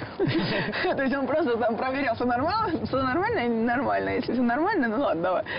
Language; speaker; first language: Russian; non-native, fluent; Georgian